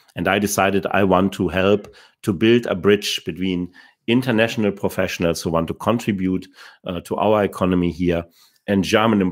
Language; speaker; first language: English; non-native, fluent; German